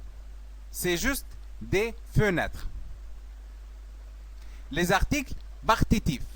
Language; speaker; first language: French; non-native, fluent; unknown